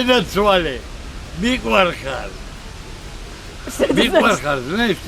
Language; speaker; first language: Russian; non-native, local second language; Georgian